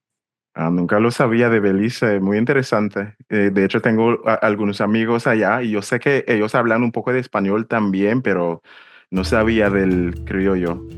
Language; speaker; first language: Spanish; non-native, fluent; English